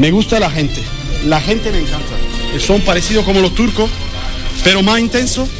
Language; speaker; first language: Spanish; non-native, learner; Turkish